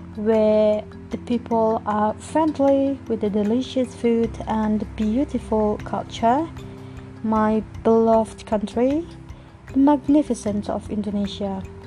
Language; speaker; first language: English; non-native, fluent; Indonesian